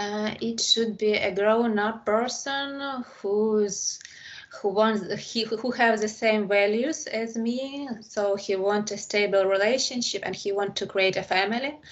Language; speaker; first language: English; non-native, learner; Ukrainian